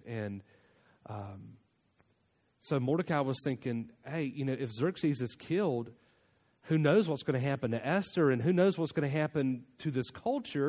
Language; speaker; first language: English; native; English